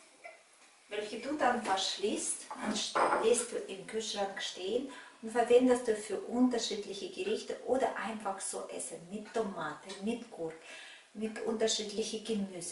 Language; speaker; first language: German; non-native, fluent; Russian